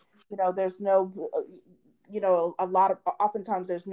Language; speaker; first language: English; early bilingual, other home language; Haitian Creole